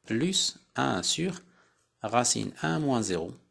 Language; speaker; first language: French; non-native, local second language; Arabic